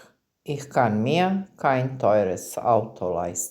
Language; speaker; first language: German; non-native, fluent; Serbian